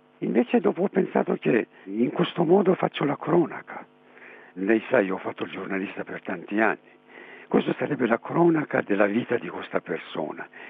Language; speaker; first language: Italian; non-native, fluent; Persian